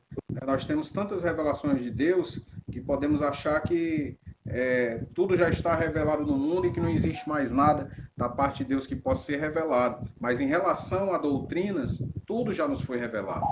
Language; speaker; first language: Portuguese; native; Portuguese